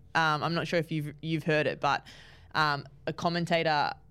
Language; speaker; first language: English; native; English